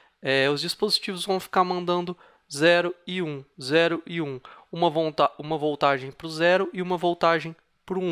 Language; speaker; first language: Portuguese; native; Portuguese